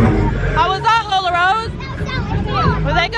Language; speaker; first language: English; native; English